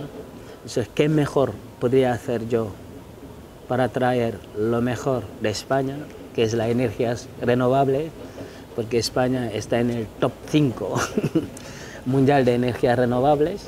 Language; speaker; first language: Spanish; non-native, fluent; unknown